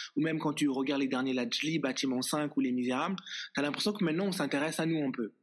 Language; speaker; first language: French; native; French